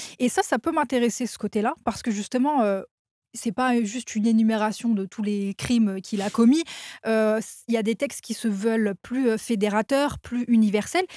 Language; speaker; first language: French; native; French